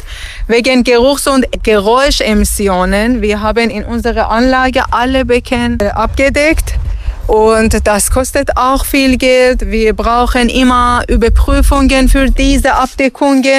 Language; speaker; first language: German; non-native, learner; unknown